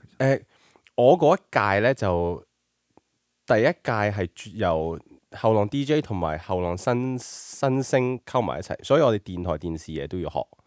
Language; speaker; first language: Cantonese; early bilingual, heritage; Cantonese